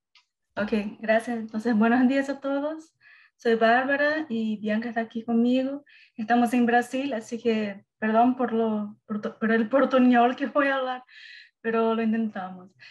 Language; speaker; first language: Spanish; non-native, learner; Portuguese